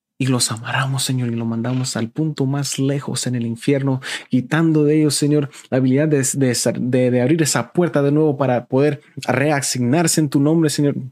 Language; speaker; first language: Spanish; early bilingual, heritage; Spanish